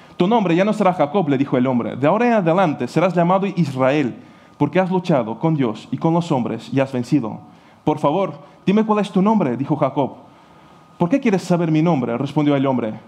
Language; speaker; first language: Spanish; non-native, fluent; Ukrainian